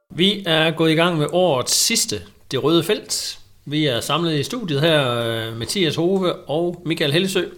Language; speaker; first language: Danish; native; Danish